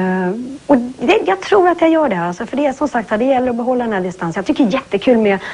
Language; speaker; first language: Swedish; native; Swedish